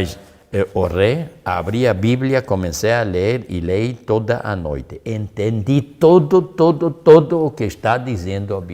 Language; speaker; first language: Portuguese; non-native, fluent; German